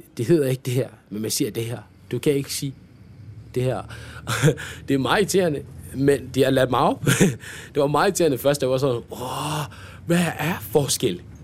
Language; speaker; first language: Danish; early bilingual, other home language; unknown